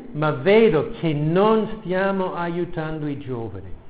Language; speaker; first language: Italian; non-native, fluent; English